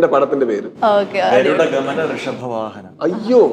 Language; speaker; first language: Malayalam; non-native, learner; Kannada